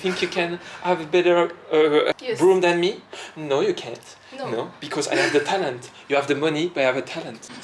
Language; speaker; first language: English; non-native, fluent; French